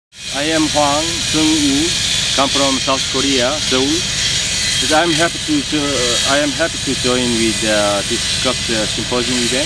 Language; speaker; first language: English; non-native, learner; Korean